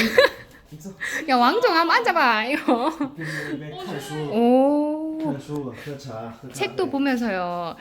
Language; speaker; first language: Korean; native; Korean